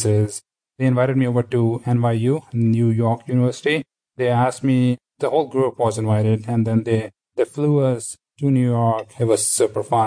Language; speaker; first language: English; non-native, local second language; Urdu